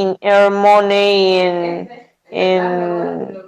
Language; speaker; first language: English; non-native, learner; Spanish